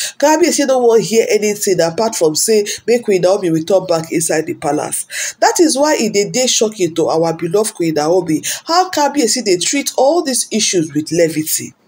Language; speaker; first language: Nigerian Pidgin; non-native, local second language; Yoruba